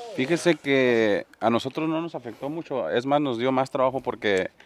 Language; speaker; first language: Spanish; native; Spanish